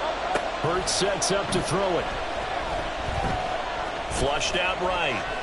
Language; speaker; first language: English; native; English